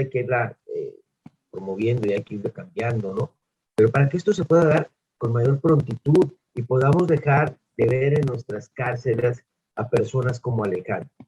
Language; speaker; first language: Spanish; native; Spanish